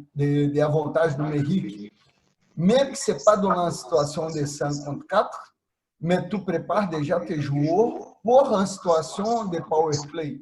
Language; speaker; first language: French; non-native, fluent; Portuguese